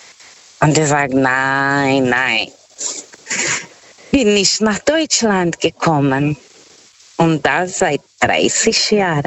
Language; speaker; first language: German; non-native, fluent; Portuguese